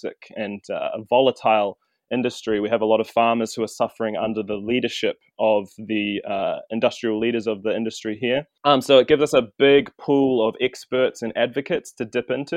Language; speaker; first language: English; native; English